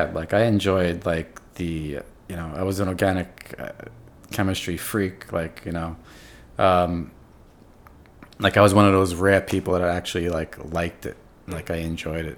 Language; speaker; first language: English; native; English